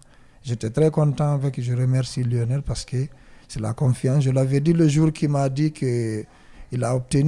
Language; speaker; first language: French; non-native, learner; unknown